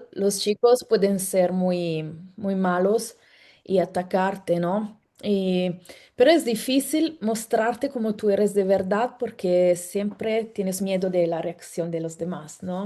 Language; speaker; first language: Spanish; non-native, fluent; Italian